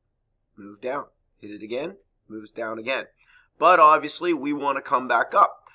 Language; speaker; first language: English; native; English